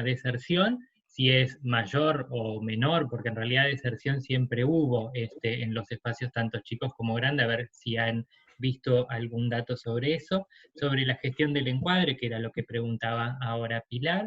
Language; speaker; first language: Spanish; native; Spanish